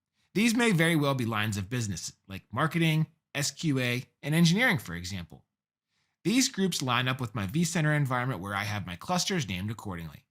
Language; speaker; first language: English; native; English